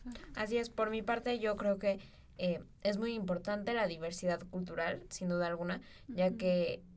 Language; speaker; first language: Spanish; native; Spanish